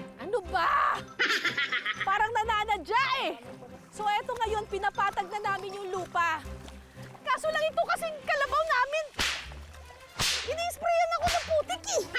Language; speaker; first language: Filipino; native; Filipino